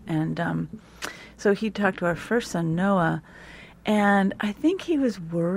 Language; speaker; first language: English; native; English